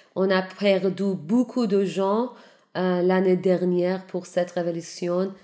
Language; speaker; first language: French; non-native, learner; Persian